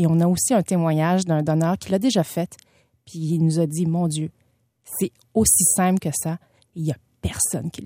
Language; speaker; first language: French; early bilingual, other home language; Vietnamese